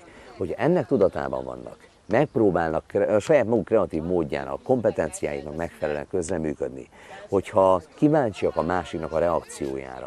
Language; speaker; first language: Hungarian; native; Hungarian